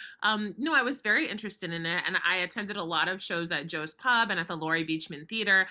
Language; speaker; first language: English; native; English